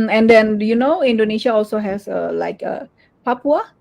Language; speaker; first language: English; non-native, learner; Indonesian